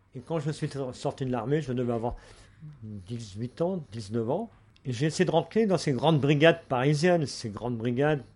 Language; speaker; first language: French; native; French